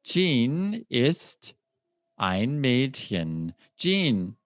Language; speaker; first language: German; non-native, fluent; English